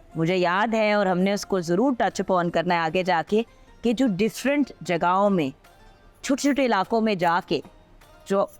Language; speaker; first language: Urdu; native; Urdu